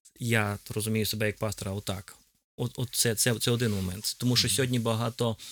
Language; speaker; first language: Ukrainian; native; Ukrainian